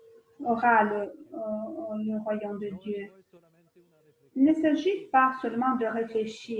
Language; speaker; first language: French; non-native, fluent; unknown